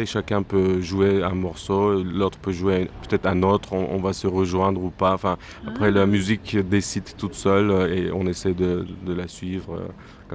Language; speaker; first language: French; non-native, fluent; Turkish